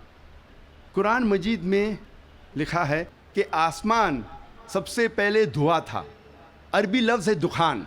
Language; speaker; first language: Urdu; native; Urdu